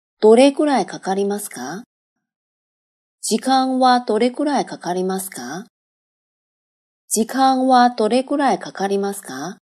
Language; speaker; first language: Japanese; non-native, fluent; Chinese